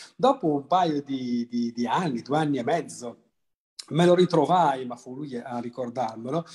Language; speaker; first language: Italian; native; Italian